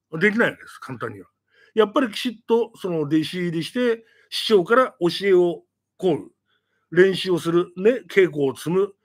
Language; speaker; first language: Japanese; native; Japanese